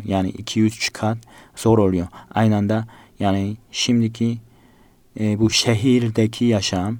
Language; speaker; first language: Turkish; non-native, fluent; Korean